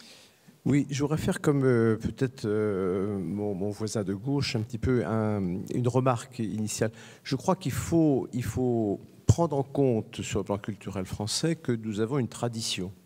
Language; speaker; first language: French; native; French